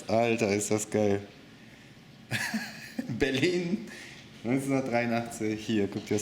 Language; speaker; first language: German; native; German